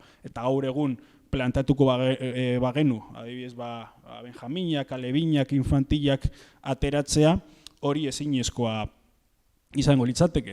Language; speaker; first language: Basque; native; Basque